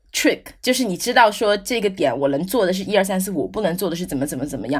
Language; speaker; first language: Chinese; native; Chinese